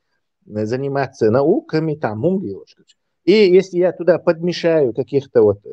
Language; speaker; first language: Russian; non-native, local second language; Chechen